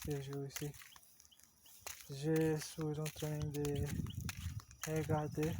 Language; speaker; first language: French; non-native, learner; Portuguese